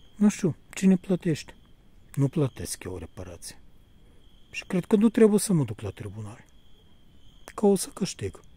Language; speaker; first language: Romanian; non-native, fluent; Bulgarian